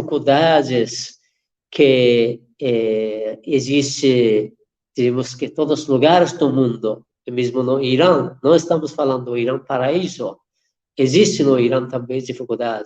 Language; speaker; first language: Portuguese; non-native, fluent; Persian